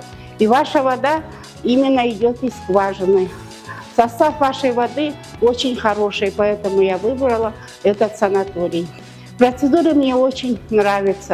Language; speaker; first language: Russian; non-native, local second language; Kazakh